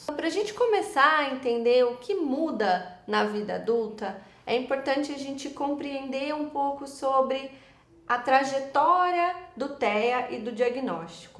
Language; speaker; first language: Portuguese; native; Portuguese